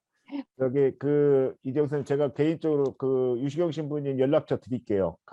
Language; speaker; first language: Korean; native; Korean